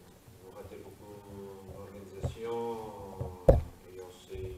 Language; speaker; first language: French; non-native, learner; Portuguese